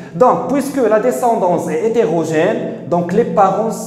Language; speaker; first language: French; non-native, local second language; Arabic